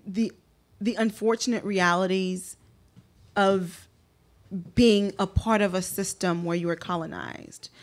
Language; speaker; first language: English; early bilingual, other home language; Haitian Creole